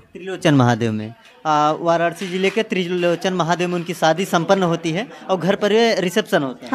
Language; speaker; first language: Hindi; native; Hindi